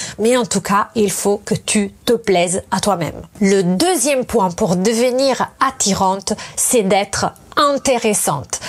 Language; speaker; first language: French; non-native, fluent; Italian